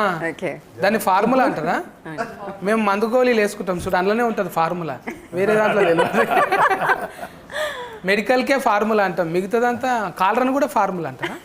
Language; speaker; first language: Telugu; native; Telugu